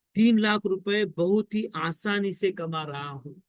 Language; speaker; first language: Hindi; non-native, local second language; Marathi